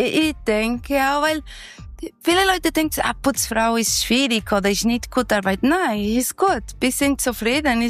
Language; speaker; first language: German; non-native, learner; Portuguese